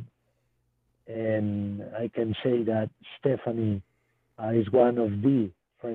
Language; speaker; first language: English; non-native, fluent; Spanish